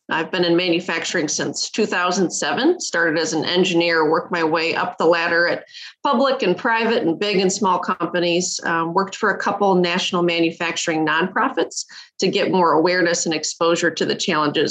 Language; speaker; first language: English; native; English